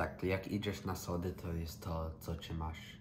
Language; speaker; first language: Polish; early bilingual, heritage; English